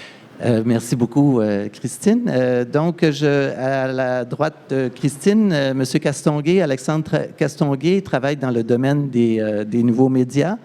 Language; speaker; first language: French; native; French